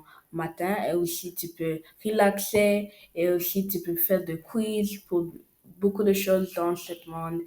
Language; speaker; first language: French; non-native, learner; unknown